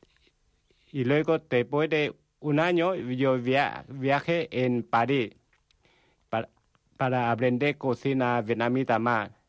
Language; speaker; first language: Spanish; non-native, learner; Vietnamese